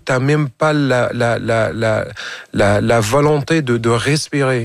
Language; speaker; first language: French; non-native, fluent; Arabic